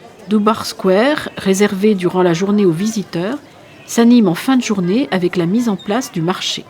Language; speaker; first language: French; native; French